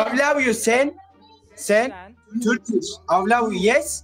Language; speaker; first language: English; non-native, learner; Turkish